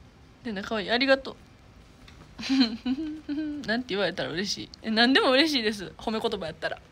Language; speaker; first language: Japanese; native; Japanese